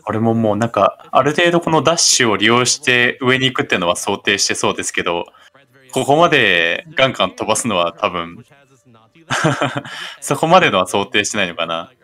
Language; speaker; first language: Japanese; native; Japanese